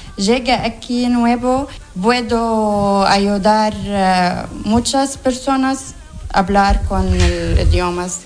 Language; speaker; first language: Spanish; non-native, learner; Arabic